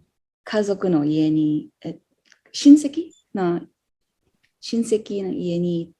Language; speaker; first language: Japanese; non-native, fluent; English